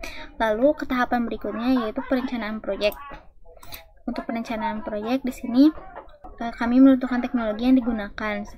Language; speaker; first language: Indonesian; native; Indonesian